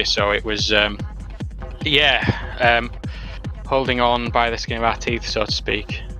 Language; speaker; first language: English; native; English